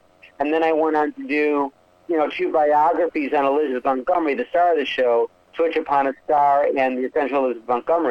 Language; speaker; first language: English; native; English